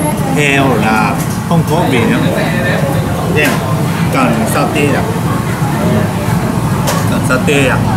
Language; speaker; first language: Vietnamese; non-native, learner; Japanese